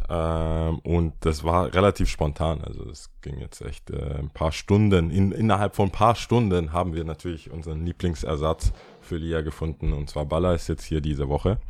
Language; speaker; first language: German; early bilingual, other home language; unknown